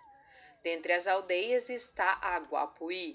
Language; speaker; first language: Portuguese; native; Portuguese